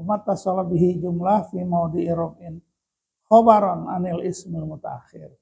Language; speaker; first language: Arabic; non-native, fluent; Indonesian